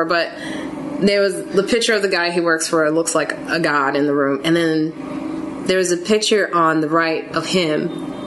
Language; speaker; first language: English; native; English